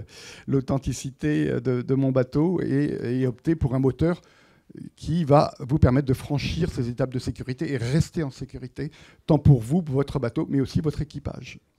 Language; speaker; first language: French; native; French